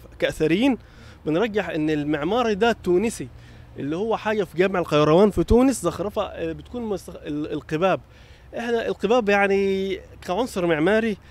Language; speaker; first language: Egyptian Arabic; native; Egyptian Arabic